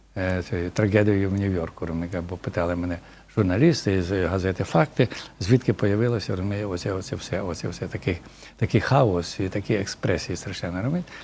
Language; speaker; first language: Ukrainian; native; Ukrainian